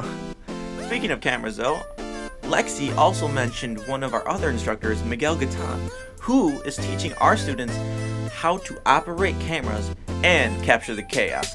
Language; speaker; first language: English; native; English